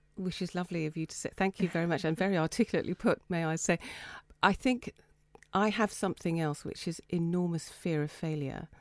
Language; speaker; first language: English; native; English